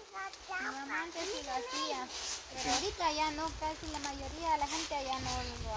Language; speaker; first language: Spanish; native; Spanish